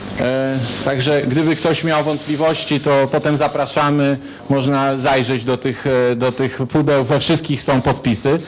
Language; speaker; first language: Polish; native; Polish